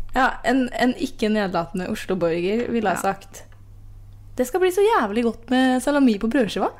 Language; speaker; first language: Norwegian; native; Norwegian